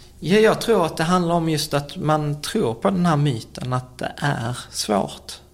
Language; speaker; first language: Swedish; early bilingual, other home language; Czech